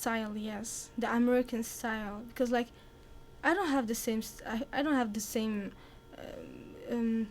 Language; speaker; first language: English; non-native, learner; Arabic